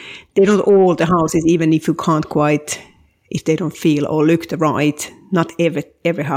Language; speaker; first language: English; non-native, fluent; Finnish